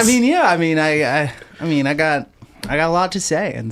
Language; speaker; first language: English; native; English